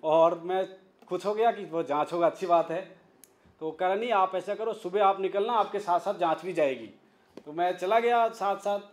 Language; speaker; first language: Hindi; native; Hindi